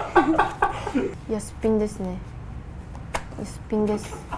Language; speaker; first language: Japanese; native; Japanese